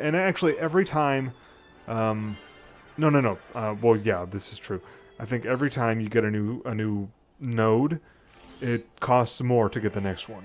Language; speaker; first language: English; native; English